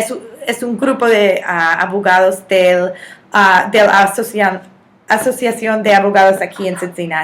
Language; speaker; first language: Spanish; non-native, fluent; English